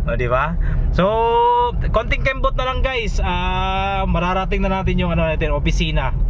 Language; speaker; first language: Filipino; non-native, local second language; Cebuano